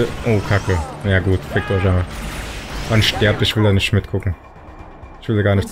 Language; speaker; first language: German; native; German